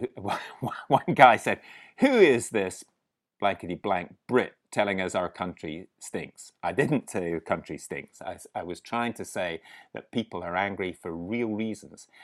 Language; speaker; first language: English; native; English